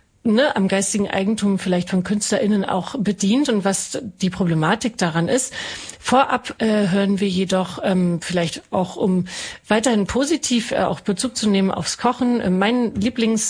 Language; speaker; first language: German; native; German